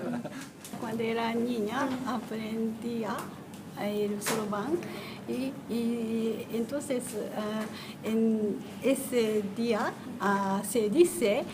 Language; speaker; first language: Spanish; non-native, learner; Japanese